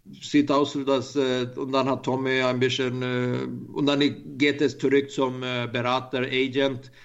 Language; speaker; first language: German; non-native, learner; Swedish